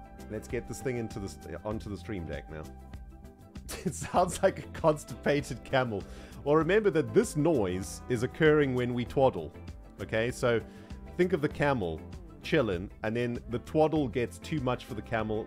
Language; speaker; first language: English; native; English